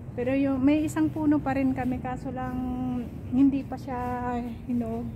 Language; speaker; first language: Filipino; native; Filipino